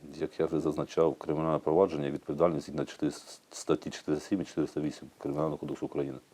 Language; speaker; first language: Ukrainian; native; Ukrainian